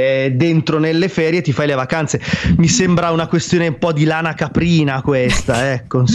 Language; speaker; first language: Italian; native; Italian